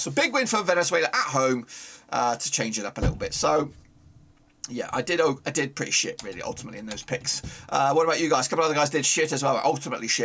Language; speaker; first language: English; native; English